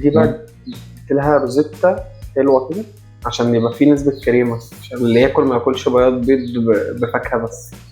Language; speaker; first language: Arabic; native; Arabic